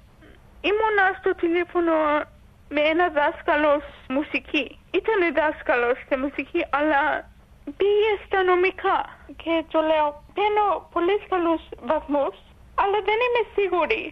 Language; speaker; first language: Greek; early bilingual, heritage; English